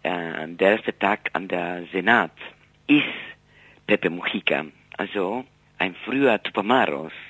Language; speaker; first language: German; non-native, fluent; Spanish